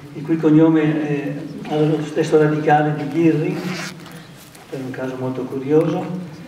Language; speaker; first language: Italian; native; Italian